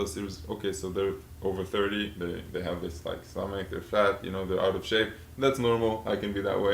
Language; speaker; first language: English; non-native, fluent; Hebrew